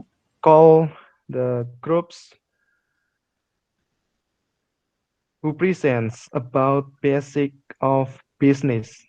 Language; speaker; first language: English; non-native, fluent; Indonesian